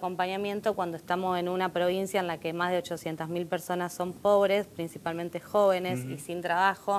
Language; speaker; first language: Spanish; native; Spanish